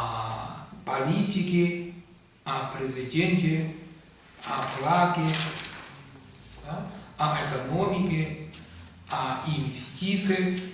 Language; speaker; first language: Russian; non-native, learner; Chinese